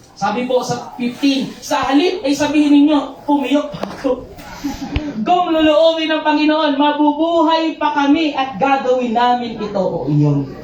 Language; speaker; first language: Filipino; non-native, local second language; Cebuano